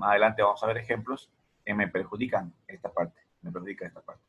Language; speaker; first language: Spanish; native; Spanish